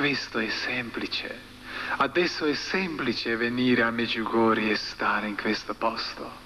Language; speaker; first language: Italian; non-native, learner; Croatian